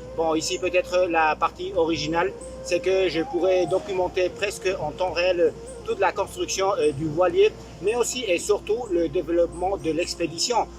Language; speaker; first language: French; non-native, fluent; Spanish